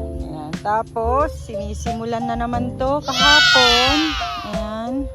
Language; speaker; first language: Filipino; non-native, local second language; Iloko